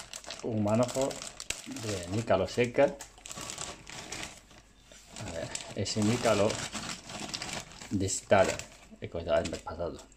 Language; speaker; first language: Spanish; non-native, learner; Chinese